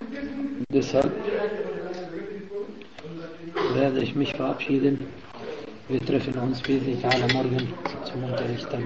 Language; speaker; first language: German; non-native, fluent; Arabic